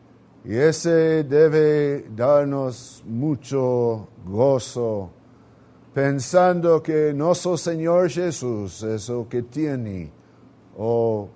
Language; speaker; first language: Portuguese; non-native, learner; Spanish